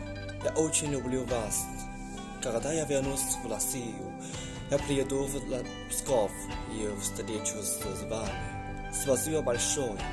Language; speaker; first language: Russian; non-native, learner; Chinese